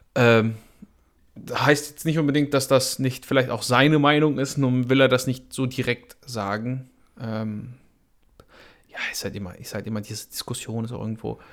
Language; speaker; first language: German; non-native, fluent; Russian